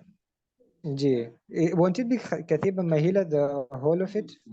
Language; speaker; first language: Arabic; non-native, learner; Urdu